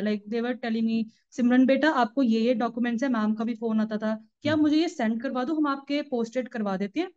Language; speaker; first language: Hindi; native; Hindi